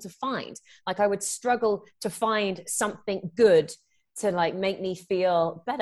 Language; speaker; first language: English; native; English